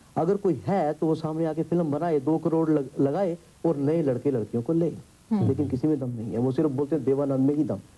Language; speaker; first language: Hindi; early bilingual, heritage; Hindi